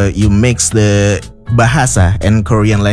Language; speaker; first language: English; non-native, fluent; Indonesian